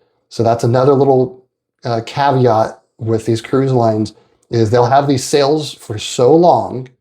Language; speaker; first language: English; native; English